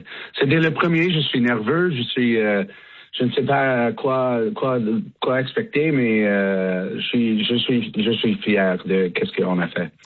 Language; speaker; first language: French; non-native, learner; English